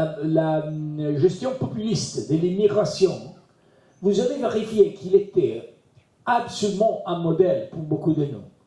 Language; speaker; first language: French; non-native, learner; Italian